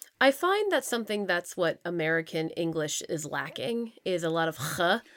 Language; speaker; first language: English; native; English